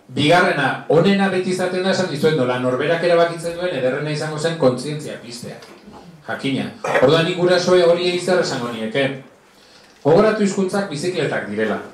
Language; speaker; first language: Basque; non-native, local second language; Spanish